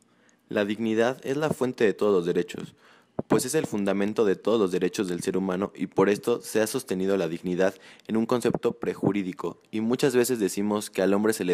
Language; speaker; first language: Spanish; native; Spanish